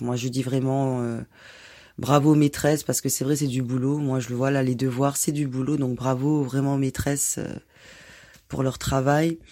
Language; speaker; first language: French; native; French